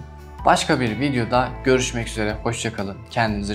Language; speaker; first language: Turkish; native; Turkish